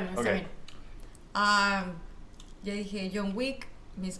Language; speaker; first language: Spanish; native; Spanish